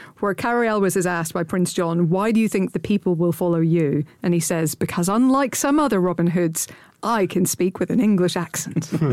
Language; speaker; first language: English; native; English